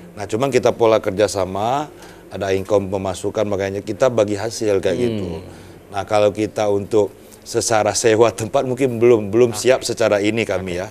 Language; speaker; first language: Indonesian; native; Indonesian